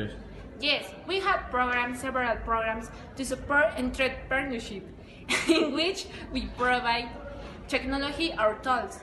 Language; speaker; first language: English; non-native, learner; Spanish